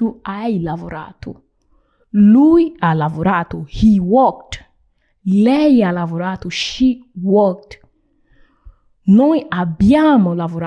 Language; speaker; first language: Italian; non-native, fluent; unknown